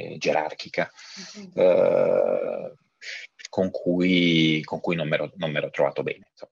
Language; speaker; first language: Italian; native; Italian